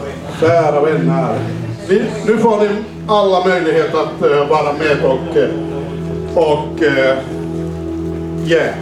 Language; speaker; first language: Swedish; non-native, fluent; Finnish